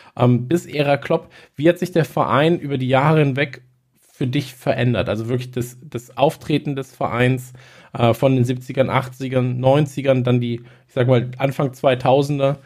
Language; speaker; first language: German; native; German